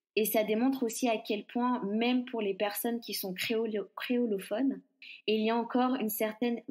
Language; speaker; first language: French; non-native, local second language; Guadeloupean Creole French